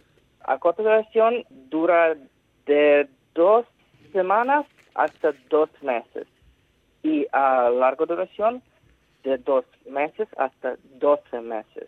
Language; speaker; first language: Spanish; non-native, fluent; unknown